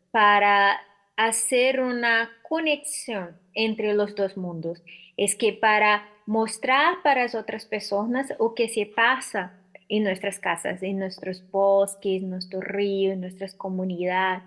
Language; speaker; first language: Spanish; non-native, learner; Portuguese